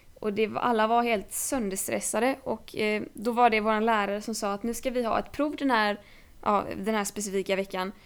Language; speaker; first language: Swedish; native; Swedish